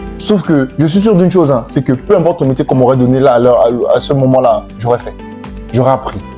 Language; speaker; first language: French; native; French